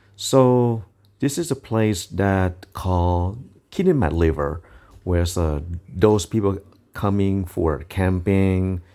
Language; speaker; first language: English; non-native, fluent; Thai